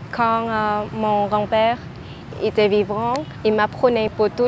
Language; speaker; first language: French; non-native, learner; Vietnamese